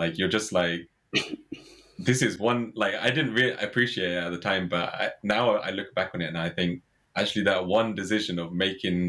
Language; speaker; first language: English; native; English